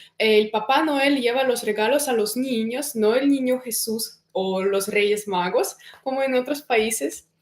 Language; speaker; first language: Spanish; non-native, fluent; Russian